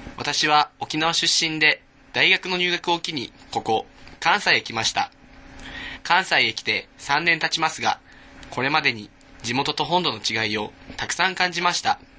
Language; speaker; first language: Japanese; native; Japanese